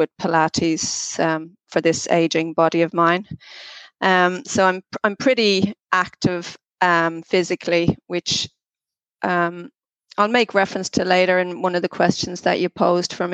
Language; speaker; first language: English; native; English